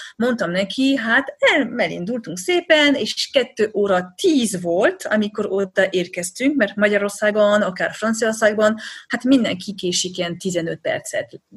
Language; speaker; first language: Hungarian; non-native, fluent; French